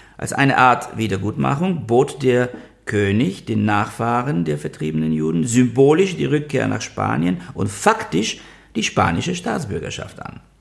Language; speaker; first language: German; non-native, fluent; Bulgarian